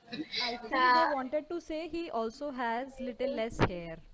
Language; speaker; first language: English; non-native, local second language; Marathi